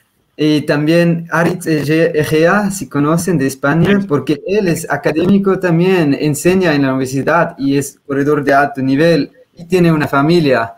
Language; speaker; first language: Spanish; non-native, fluent; Swiss German